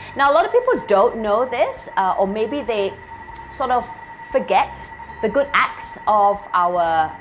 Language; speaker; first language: English; non-native, local second language; Malay